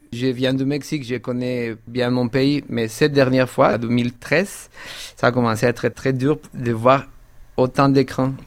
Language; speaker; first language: French; non-native, fluent; Spanish